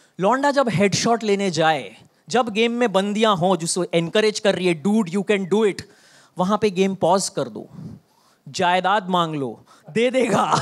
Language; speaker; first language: Hindi; non-native, local second language; Bangla